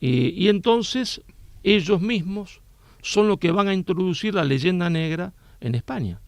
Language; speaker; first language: Spanish; native; Spanish